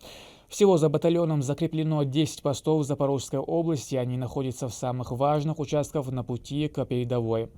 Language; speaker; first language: Russian; native; Russian